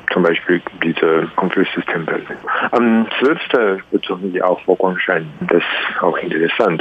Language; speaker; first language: German; non-native, learner; Chinese